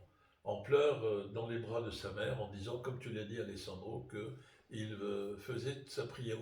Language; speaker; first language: French; native; French